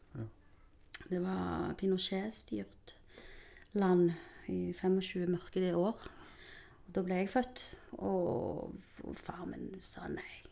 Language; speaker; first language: Norwegian; early bilingual, other home language; Spanish